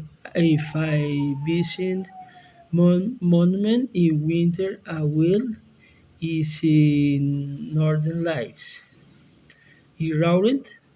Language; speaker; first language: English; non-native, learner; Spanish